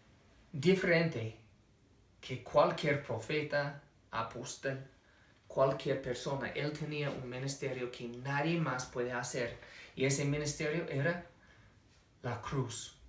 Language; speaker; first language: Spanish; non-native, fluent; English